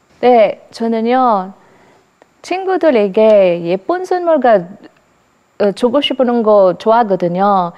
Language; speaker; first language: Korean; non-native, learner; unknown